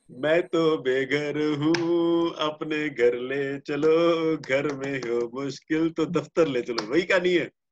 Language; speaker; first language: Hindi; native; Hindi